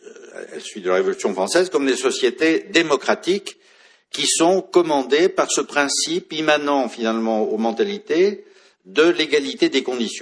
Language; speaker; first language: French; native; French